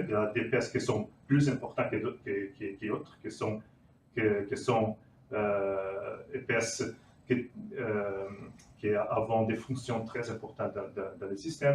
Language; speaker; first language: French; non-native, learner; Portuguese